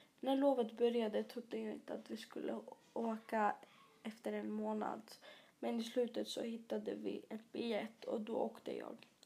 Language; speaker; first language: Swedish; early bilingual, other home language; Greek